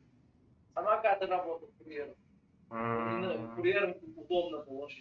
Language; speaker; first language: Russian; non-native, learner; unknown